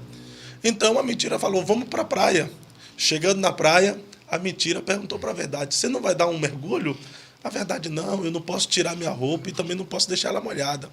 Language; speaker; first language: Portuguese; native; Portuguese